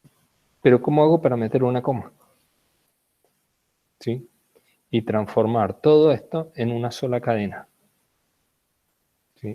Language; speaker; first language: Spanish; native; Spanish